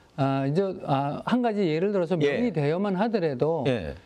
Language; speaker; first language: Korean; native; Korean